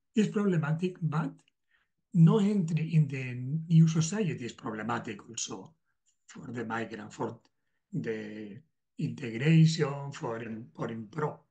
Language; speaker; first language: English; non-native, learner; Spanish